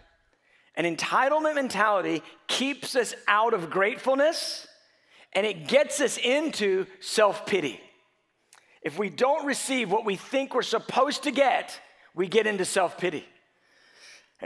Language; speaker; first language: English; native; English